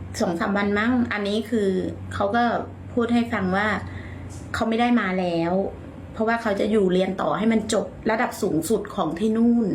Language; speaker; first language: Thai; native; Thai